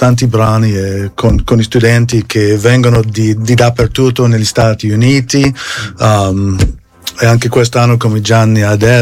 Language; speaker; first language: Italian; non-native, fluent; English